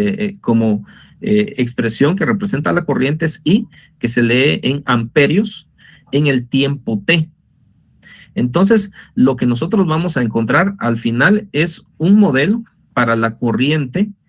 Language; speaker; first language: Spanish; native; Spanish